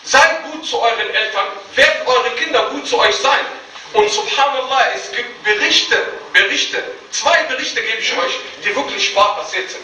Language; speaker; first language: German; non-native, fluent; Arabic